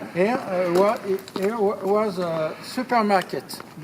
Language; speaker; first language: English; non-native, learner; French